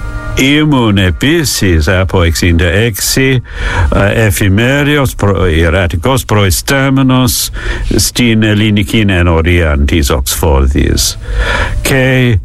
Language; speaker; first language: Greek; non-native, fluent; English